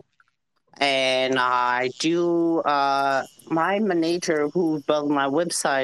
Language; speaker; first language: English; non-native, fluent; French